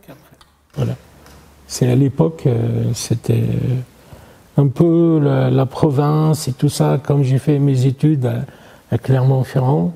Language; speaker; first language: French; non-native, fluent; Arabic